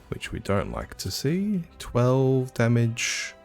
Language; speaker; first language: English; native; English